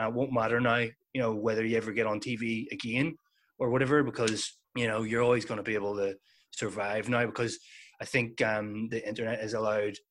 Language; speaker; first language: English; native; English